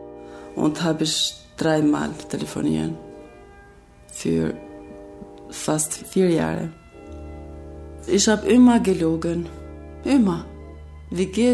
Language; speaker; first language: German; non-native, learner; Albanian